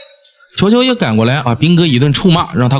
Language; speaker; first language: Chinese; native; Chinese